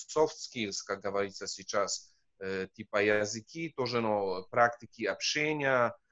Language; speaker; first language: Russian; non-native, fluent; Polish